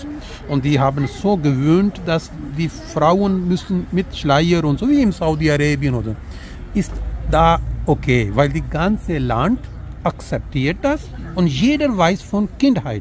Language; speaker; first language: German; non-native, learner; Urdu